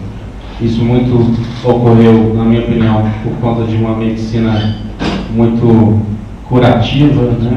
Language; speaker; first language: Portuguese; native; Portuguese